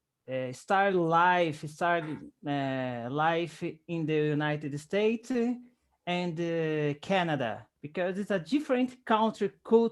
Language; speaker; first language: English; non-native, learner; Portuguese